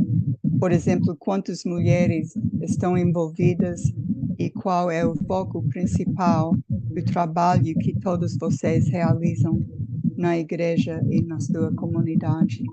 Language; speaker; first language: Portuguese; non-native, fluent; English